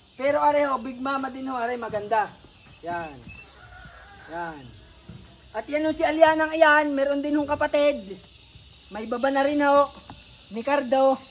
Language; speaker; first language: Filipino; native; Filipino